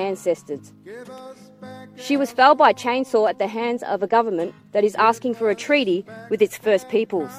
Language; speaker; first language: English; native; English